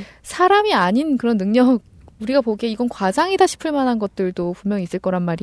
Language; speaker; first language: Korean; native; Korean